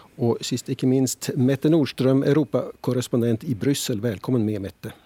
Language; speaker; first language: Swedish; native; Swedish